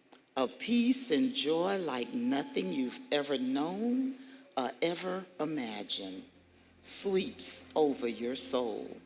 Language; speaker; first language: English; native; English